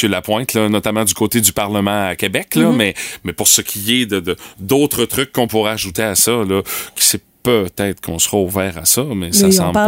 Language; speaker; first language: French; native; French